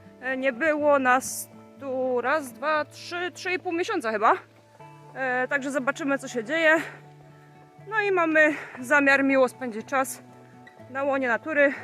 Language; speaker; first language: Polish; native; Polish